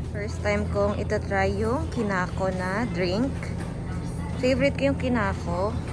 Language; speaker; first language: Filipino; native; Filipino